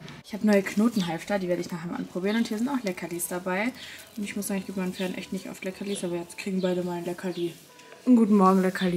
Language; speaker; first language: German; native; German